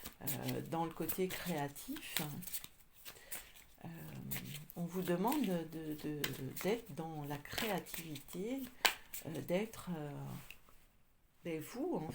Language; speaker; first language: French; native; French